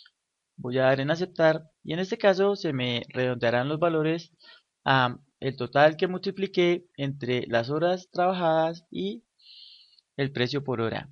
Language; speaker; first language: Spanish; native; Spanish